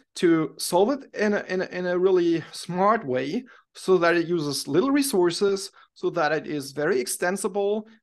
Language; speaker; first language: English; non-native, fluent; German